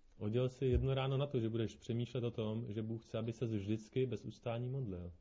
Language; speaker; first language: Czech; native; Czech